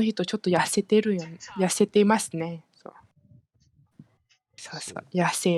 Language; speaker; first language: Japanese; non-native, fluent; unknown